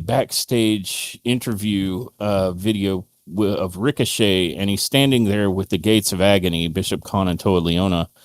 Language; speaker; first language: English; native; English